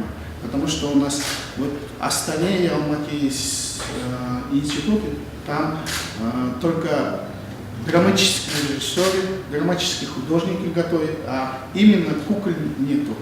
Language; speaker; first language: Russian; non-native, local second language; Kazakh